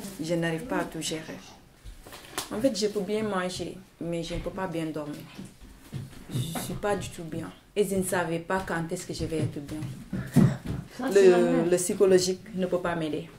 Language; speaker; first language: French; non-native, fluent; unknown